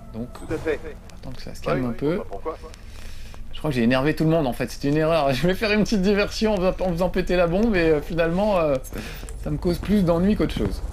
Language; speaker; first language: French; native; French